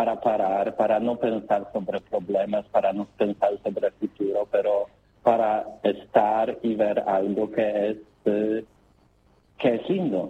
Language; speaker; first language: Spanish; non-native, learner; Polish